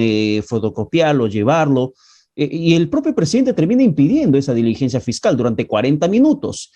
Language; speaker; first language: Spanish; native; Spanish